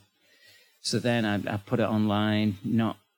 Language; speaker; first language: English; native; English